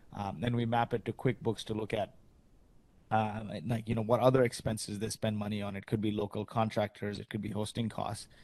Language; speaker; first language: English; early bilingual, other home language; Arabic